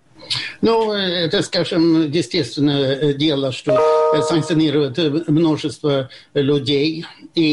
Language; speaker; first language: Russian; non-native, fluent; Swedish